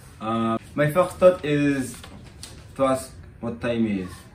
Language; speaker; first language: English; non-native, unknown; French